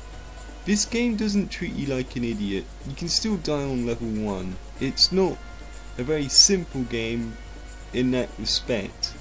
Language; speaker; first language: English; native; English